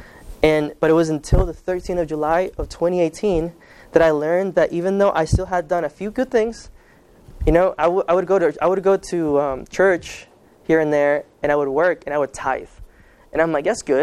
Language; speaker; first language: English; early bilingual, other home language; Spanish